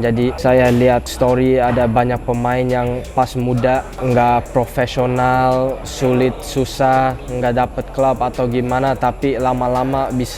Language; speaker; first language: Indonesian; early bilingual, heritage; English